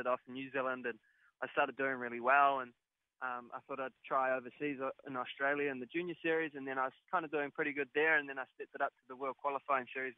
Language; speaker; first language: English; native; English